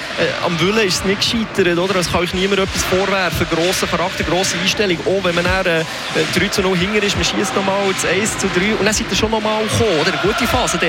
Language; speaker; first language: German; native; German